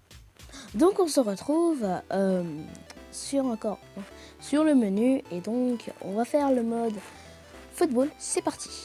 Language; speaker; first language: French; native; French